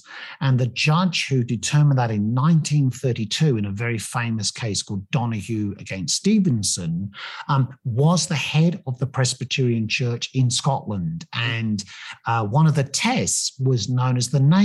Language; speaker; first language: English; native; English